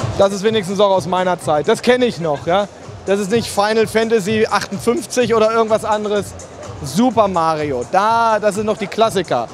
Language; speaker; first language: German; native; German